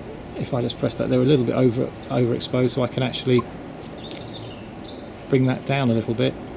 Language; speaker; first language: English; native; English